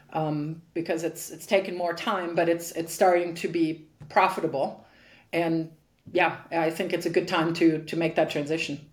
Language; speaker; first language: English; non-native, fluent; German